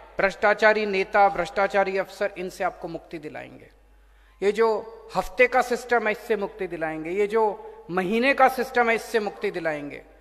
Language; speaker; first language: Hindi; native; Hindi